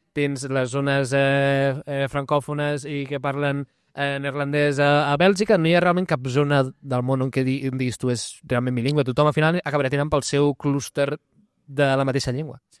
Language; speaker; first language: Catalan; non-native, local second language; Spanish